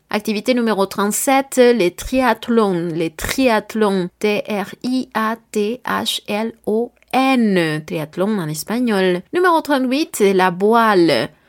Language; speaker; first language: French; non-native, learner; Spanish